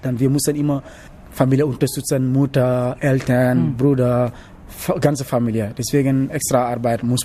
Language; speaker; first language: German; non-native, learner; Wolof